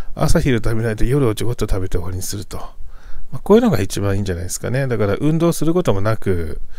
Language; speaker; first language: Japanese; native; Japanese